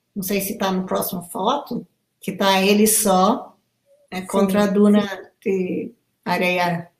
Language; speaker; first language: Portuguese; non-native, fluent; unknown